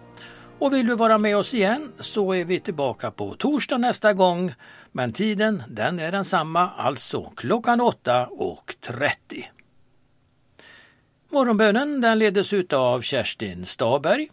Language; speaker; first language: Swedish; native; Swedish